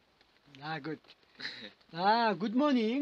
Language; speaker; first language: English; non-native, learner; Mongolian